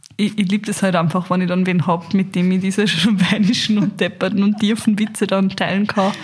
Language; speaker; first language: German; native; German